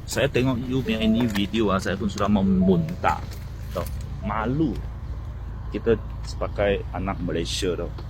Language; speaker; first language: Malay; non-native, local second language; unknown